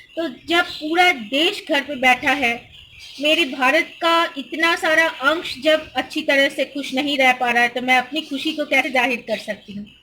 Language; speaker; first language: Hindi; non-native, local second language; Bangla